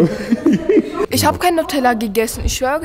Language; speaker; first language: German; early bilingual, other home language; Persian